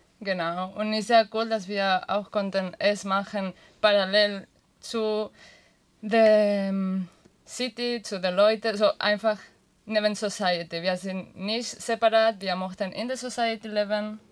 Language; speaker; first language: German; non-native, learner; Catalan